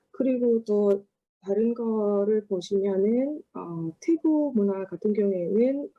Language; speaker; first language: Korean; non-native, fluent; Thai